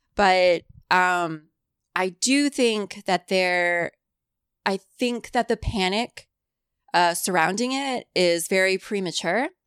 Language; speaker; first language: English; early bilingual, other home language; Cantonese